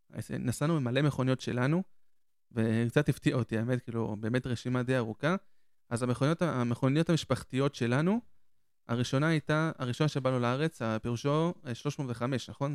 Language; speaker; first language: Hebrew; native; Hebrew